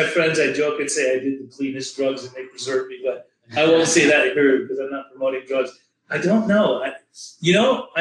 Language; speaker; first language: English; native; English